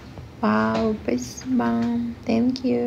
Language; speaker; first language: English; non-native, learner; Ukrainian